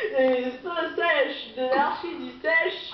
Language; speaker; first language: French; native; French